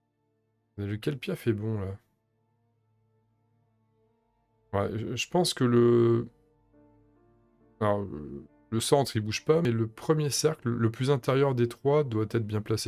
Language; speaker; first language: French; native; French